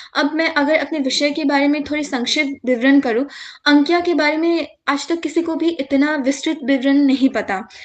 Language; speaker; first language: Hindi; non-native, local second language; Assamese